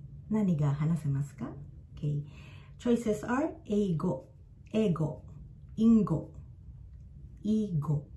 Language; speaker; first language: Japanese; non-native, fluent; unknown